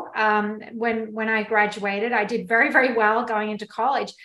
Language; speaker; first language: English; native; English